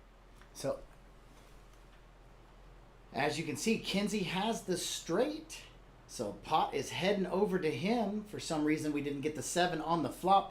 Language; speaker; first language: English; native; English